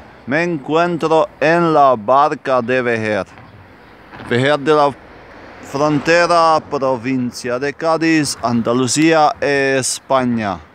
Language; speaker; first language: Spanish; non-native, fluent; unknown